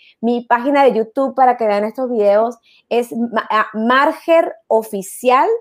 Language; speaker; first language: Spanish; native; Spanish